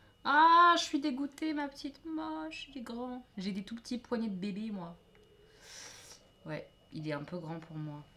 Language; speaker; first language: French; native; French